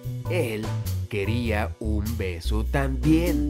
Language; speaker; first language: Spanish; non-native, fluent; English